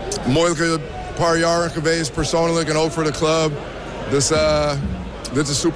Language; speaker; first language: Dutch; non-native, learner; English